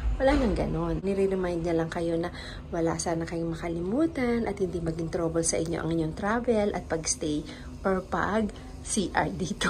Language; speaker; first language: Filipino; native; Filipino